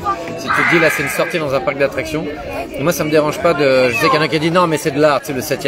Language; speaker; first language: French; native; French